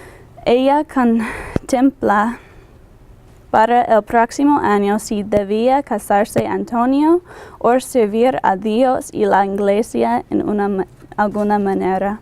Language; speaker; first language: Spanish; non-native, learner; English